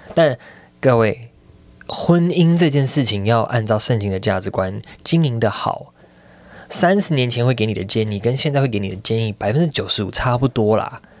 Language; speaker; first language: Chinese; native; Chinese